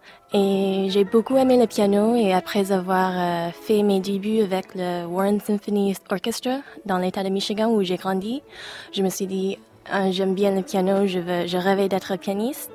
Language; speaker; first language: French; non-native, fluent; English